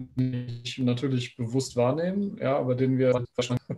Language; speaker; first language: German; native; German